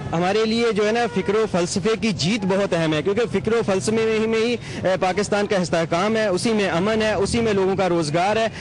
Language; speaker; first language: Urdu; non-native, local second language; Punjabi